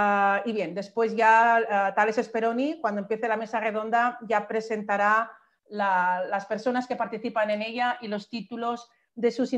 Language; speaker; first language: Spanish; native; Spanish